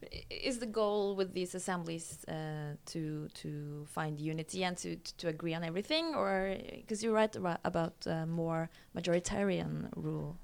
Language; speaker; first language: English; non-native, fluent; Norwegian